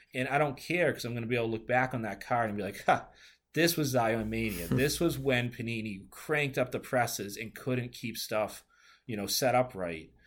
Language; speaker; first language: English; native; English